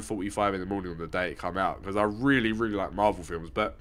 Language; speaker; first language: English; native; English